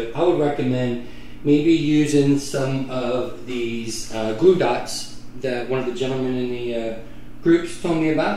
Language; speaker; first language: English; native; English